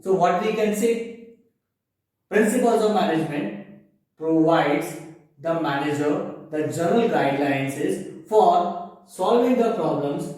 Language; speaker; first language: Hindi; native; Hindi